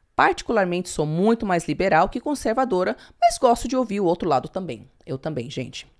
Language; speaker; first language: Portuguese; early bilingual, heritage; English